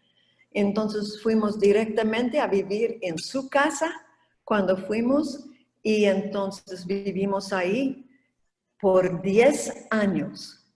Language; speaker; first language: Spanish; non-native, fluent; English